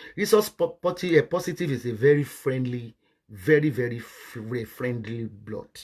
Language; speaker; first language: English; non-native, local second language; Yoruba